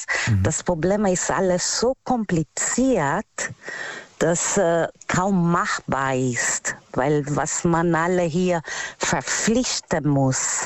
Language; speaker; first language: German; non-native, learner; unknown